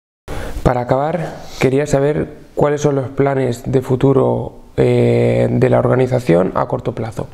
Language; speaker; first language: Spanish; non-native, fluent; Russian